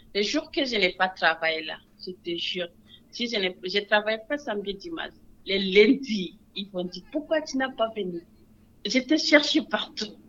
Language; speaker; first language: French; non-native, local second language; Wolof